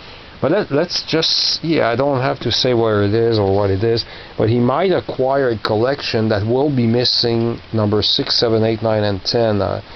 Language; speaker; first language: English; non-native, local second language; French